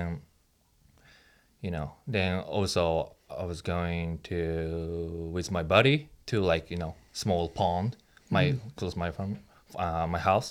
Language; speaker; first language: English; non-native, learner; Japanese